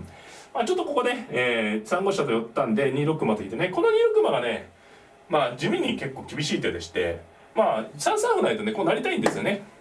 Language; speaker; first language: Japanese; native; Japanese